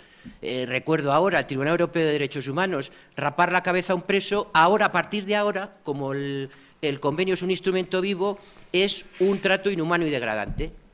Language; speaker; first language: Spanish; native; Spanish